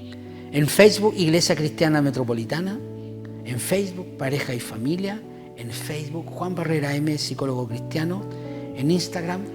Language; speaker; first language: Spanish; native; Spanish